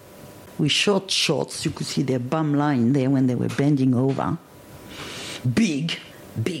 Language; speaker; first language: English; non-native, fluent; French